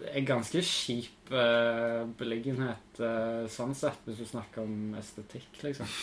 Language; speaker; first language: Norwegian; native; Norwegian